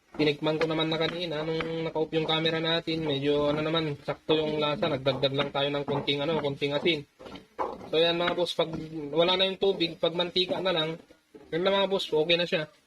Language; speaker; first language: Filipino; non-native, local second language; Iloko